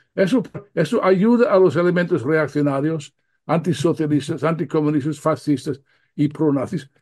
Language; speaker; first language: Spanish; non-native, fluent; English